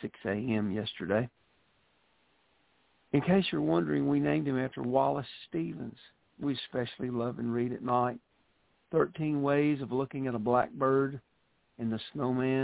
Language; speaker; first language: English; native; English